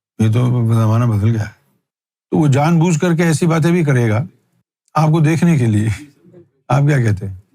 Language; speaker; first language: Urdu; native; Urdu